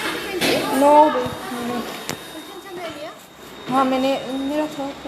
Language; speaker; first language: Hindi; non-native, local second language; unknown